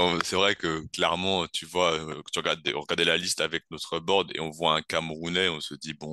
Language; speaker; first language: French; native; French